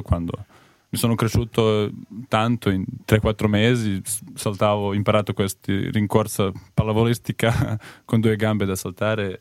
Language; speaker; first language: Italian; non-native, learner; Serbian